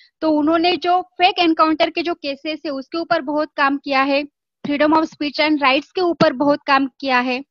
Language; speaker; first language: Hindi; non-native, local second language; Marathi